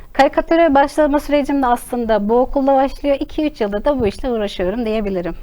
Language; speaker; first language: Turkish; native; Turkish